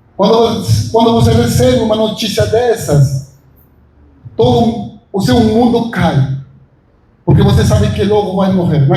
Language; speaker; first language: Portuguese; non-native, fluent; Spanish